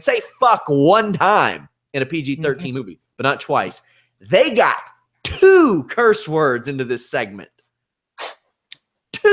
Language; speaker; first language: English; native; English